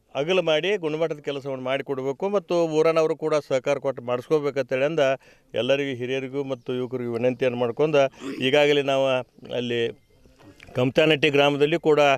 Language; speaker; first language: Kannada; native; Kannada